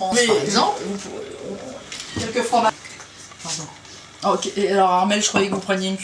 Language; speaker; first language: French; native; French